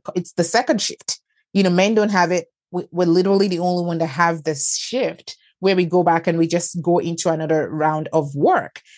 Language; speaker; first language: English; non-native, local second language; Yoruba